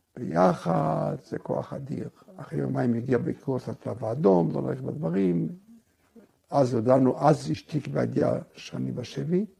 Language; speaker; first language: Hebrew; native; Hebrew